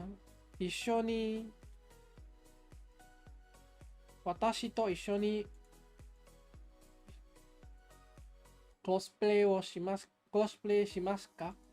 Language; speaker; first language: Japanese; non-native, learner; English